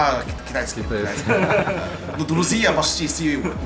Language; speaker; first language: Russian; non-native, learner; Chinese